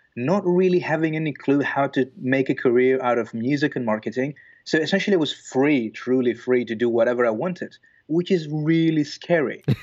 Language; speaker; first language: English; non-native, fluent; Greek